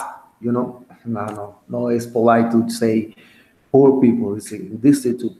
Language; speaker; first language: English; non-native, learner; Spanish